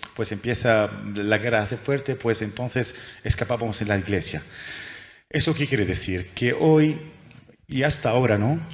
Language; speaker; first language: Spanish; non-native, fluent; Arabic